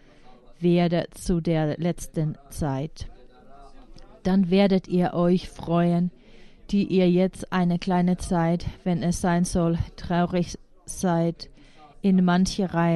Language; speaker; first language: German; non-native, fluent; Finnish